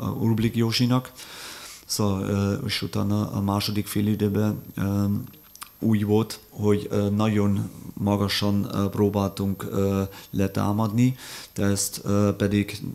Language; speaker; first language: Hungarian; non-native, fluent; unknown